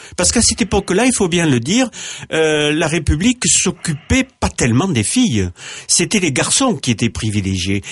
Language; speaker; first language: French; native; French